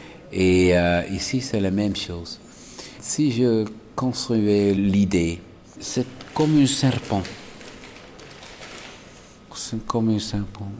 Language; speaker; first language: French; non-native, local second language; Dutch